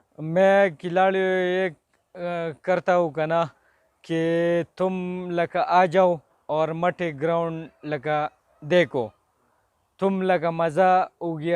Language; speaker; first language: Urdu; non-native, local second language; Pashto